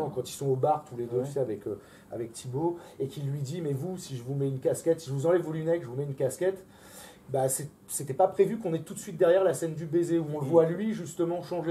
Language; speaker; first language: French; native; French